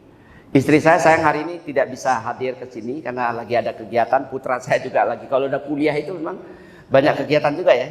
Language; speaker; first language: Indonesian; native; Indonesian